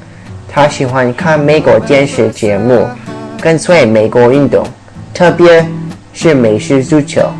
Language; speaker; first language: Chinese; non-native, learner; English